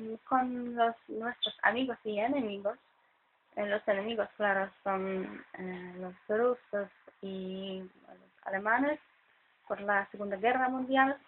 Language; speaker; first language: Spanish; non-native, fluent; Polish